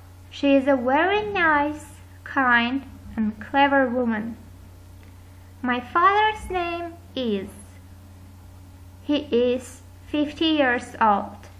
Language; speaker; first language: English; non-native, fluent; Armenian